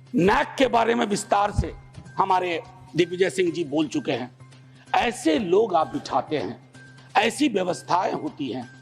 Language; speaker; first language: Hindi; native; Hindi